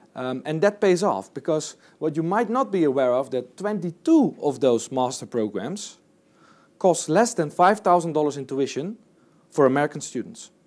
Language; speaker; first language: English; non-native, fluent; Dutch